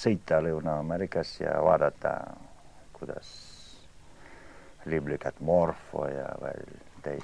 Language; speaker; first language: Estonian; non-native, learner; Ukrainian